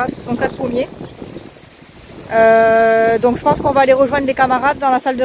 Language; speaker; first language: French; native; French